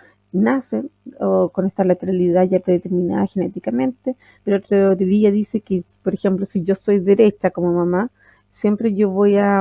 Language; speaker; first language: Spanish; native; Spanish